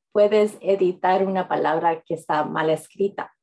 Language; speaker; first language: Spanish; early bilingual, heritage; English